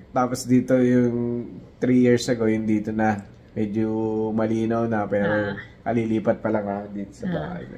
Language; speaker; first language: Filipino; native; Filipino